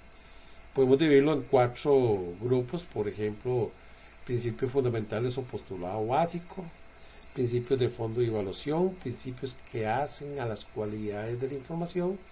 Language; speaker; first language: Spanish; native; Spanish